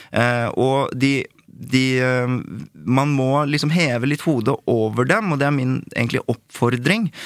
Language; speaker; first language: Norwegian; early bilingual, other home language; Korean